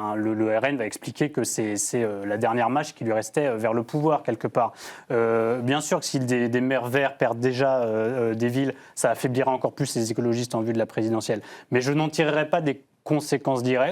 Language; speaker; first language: French; native; French